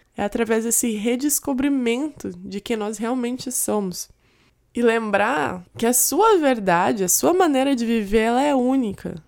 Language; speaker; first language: Portuguese; native; Portuguese